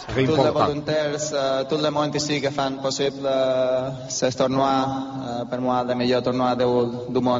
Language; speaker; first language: French; non-native, learner; Spanish